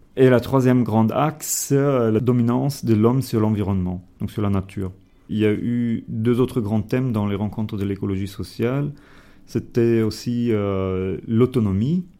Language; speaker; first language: French; non-native, fluent; German